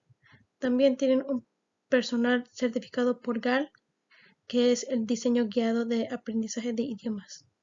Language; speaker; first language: Spanish; early bilingual, heritage; Spanish